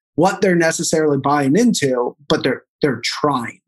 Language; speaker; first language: English; native; English